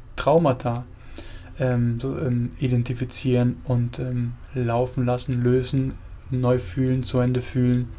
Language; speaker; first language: German; early bilingual, other home language; Spanish